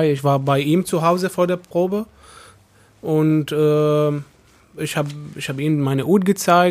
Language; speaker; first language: German; non-native, fluent; Arabic